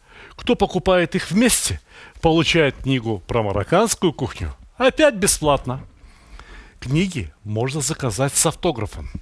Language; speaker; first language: Russian; native; Russian